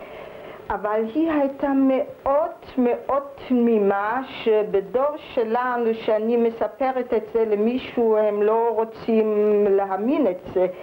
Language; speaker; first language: Hebrew; early bilingual, other home language; German